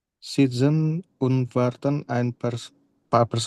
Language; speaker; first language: German; non-native, learner; Indonesian